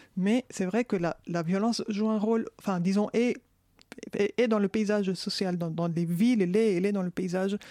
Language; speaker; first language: French; non-native, fluent; Spanish